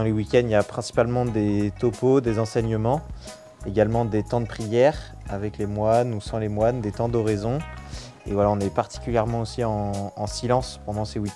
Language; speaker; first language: French; native; French